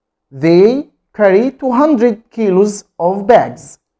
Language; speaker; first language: English; non-native, fluent; Arabic